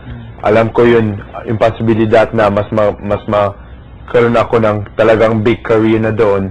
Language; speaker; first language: Filipino; early bilingual, heritage; Filipino